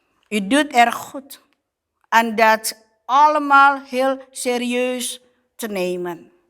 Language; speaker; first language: Dutch; non-native, fluent; Indonesian